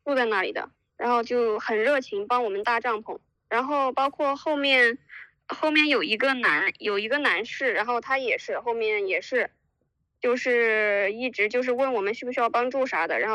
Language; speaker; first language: Chinese; native; Chinese